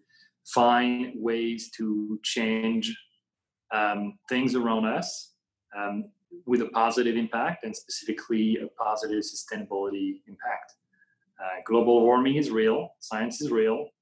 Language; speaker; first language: English; non-native, fluent; French